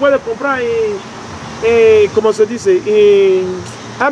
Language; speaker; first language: Spanish; non-native, learner; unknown